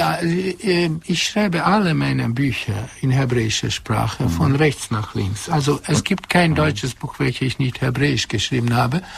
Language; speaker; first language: German; non-native, fluent; Hungarian